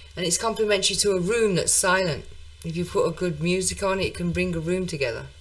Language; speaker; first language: English; native; English